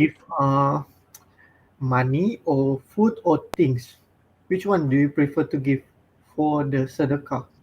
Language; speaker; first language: English; non-native, fluent; Malay